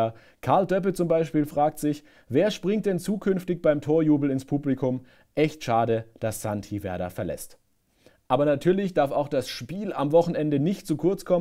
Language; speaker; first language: German; native; German